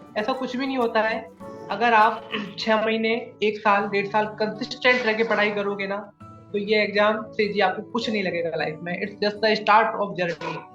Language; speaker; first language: Hindi; native; Hindi